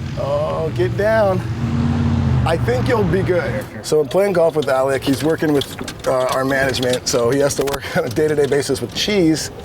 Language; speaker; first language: English; native; English